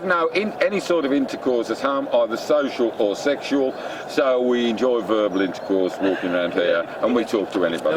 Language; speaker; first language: English; native; English